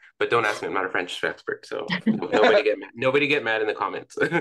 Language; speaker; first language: English; early bilingual, other home language; Spanish